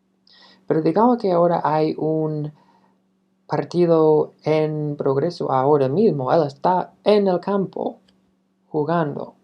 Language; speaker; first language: Spanish; non-native, fluent; English